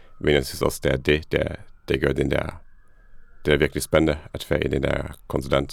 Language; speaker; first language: Danish; non-native, fluent; Luxembourgish